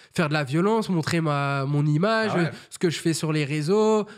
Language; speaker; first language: French; native; French